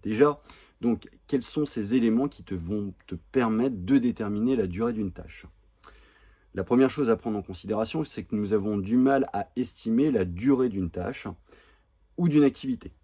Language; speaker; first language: French; native; French